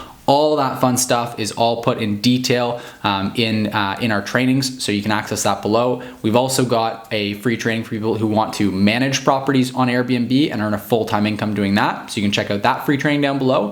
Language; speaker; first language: English; native; English